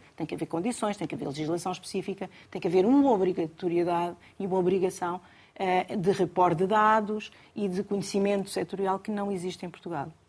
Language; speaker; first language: Portuguese; native; Portuguese